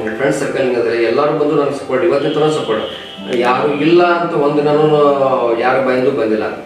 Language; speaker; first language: Kannada; native; Kannada